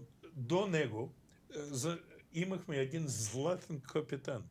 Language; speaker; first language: Bulgarian; non-native, fluent; English